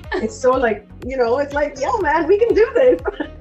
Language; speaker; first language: English; non-native, local second language; Hindi